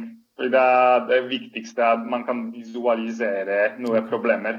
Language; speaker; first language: Swedish; non-native, fluent; Polish